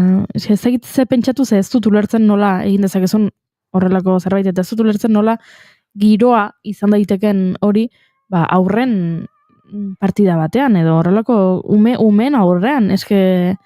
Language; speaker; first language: Basque; native; Basque